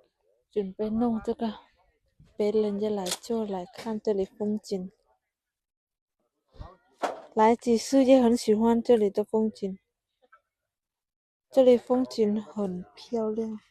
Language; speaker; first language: Chinese; non-native, fluent; Lao